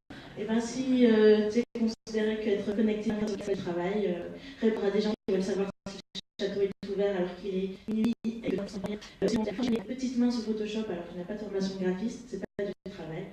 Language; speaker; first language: French; native; French